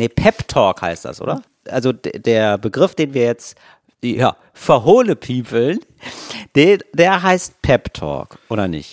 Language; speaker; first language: German; native; German